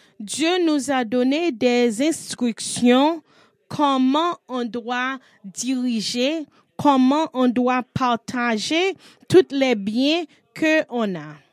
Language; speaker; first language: French; non-native, learner; English